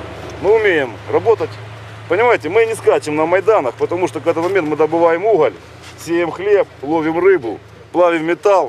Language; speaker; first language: Russian; native; Russian